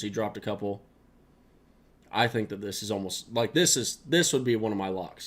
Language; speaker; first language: English; native; English